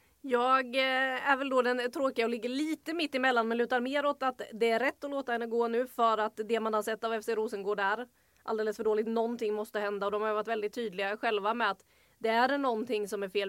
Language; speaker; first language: Swedish; native; Swedish